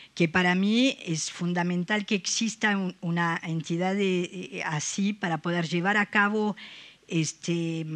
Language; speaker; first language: Spanish; non-native, fluent; French